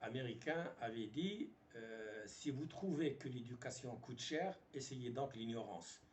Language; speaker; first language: French; non-native, local second language; Arabic